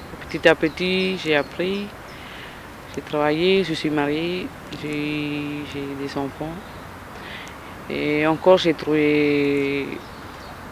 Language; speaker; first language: French; non-native, learner; Tamil